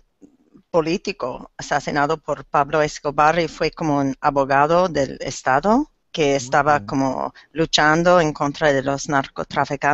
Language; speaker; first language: Spanish; non-native, learner; English